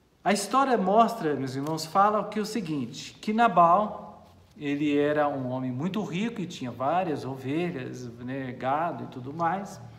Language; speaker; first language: Portuguese; native; Portuguese